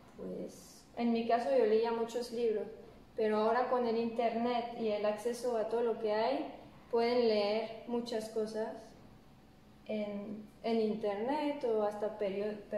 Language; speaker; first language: Spanish; non-native, fluent; French